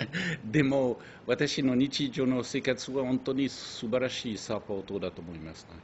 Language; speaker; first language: Japanese; non-native, fluent; French